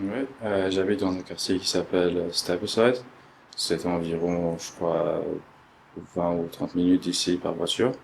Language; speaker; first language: French; early bilingual, other home language; Arabic